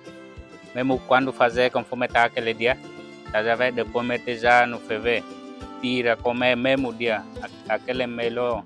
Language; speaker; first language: Portuguese; non-native, learner; Vietnamese